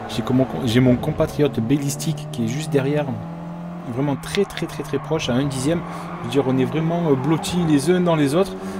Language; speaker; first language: French; native; French